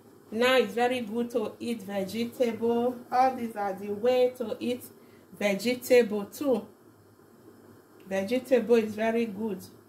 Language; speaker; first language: English; non-native, local second language; Bini